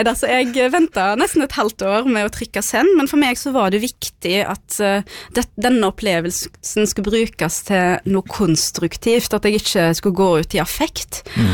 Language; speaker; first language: Norwegian; early bilingual, other home language; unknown